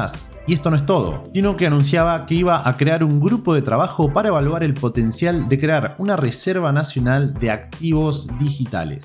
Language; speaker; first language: Spanish; native; Spanish